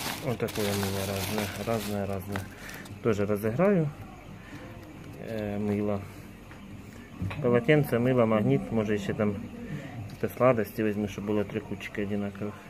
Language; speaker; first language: Russian; native; Russian